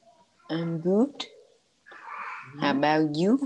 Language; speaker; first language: English; non-native, learner; Vietnamese